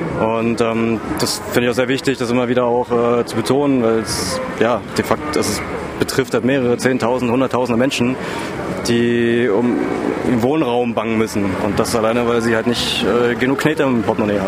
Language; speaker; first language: German; native; German